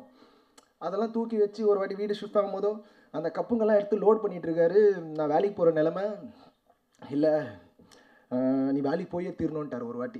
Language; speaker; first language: Tamil; native; Tamil